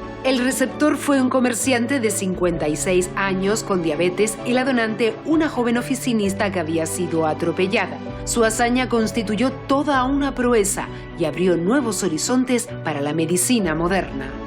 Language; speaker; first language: Spanish; native; Spanish